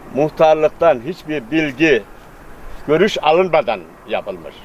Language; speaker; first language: Turkish; native; Turkish